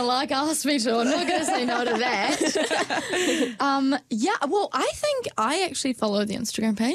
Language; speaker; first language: English; non-native, local second language; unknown